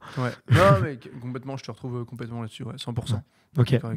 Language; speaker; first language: French; native; French